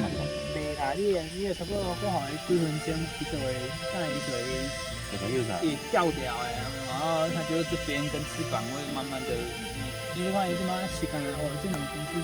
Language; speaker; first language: Chinese; native; Chinese